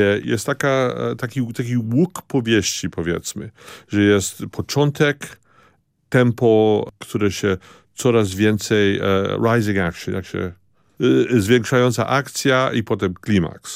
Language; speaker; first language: Polish; early bilingual, heritage; Polish